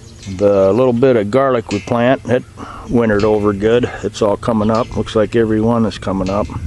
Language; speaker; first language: English; native; English